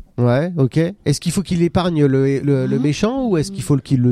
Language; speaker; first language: French; native; French